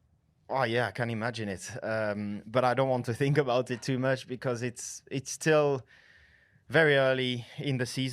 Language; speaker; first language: English; non-native, fluent; French